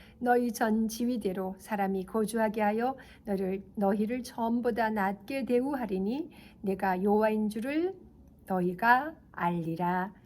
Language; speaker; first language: Korean; native; Korean